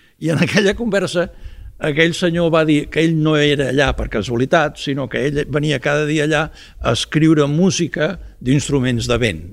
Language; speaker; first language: Catalan; early bilingual, heritage; Catalan